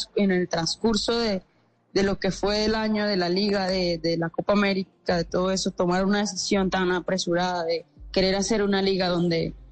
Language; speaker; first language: Spanish; native; Spanish